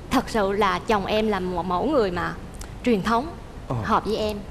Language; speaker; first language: Vietnamese; native; Vietnamese